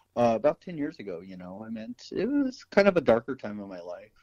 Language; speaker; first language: English; native; English